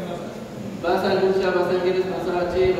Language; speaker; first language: Indonesian; non-native, learner; Arabic